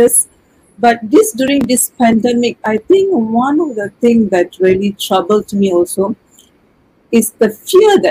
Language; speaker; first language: English; non-native, local second language; Tamil